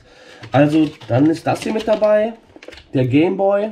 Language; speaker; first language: German; native; German